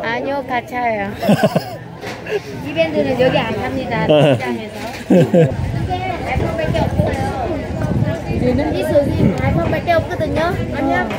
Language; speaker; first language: Korean; non-native, fluent; Vietnamese